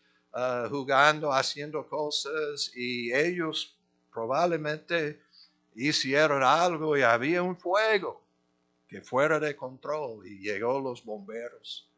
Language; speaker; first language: Spanish; non-native, fluent; English